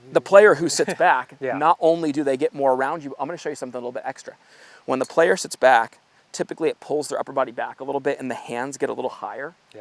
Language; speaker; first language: English; native; English